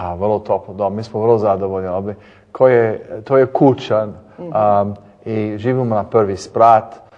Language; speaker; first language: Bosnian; early bilingual, heritage; English